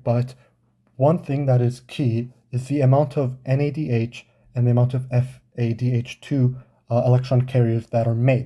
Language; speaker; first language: English; native; English